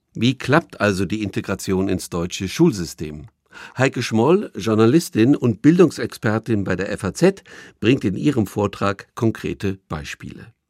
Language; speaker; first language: German; native; German